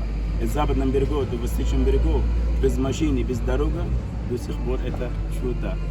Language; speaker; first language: Russian; non-native, learner; Arabic